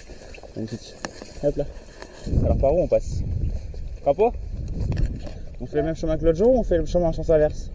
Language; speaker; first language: French; native; French